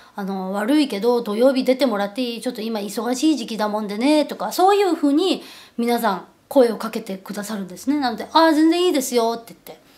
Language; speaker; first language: Japanese; non-native, fluent; Korean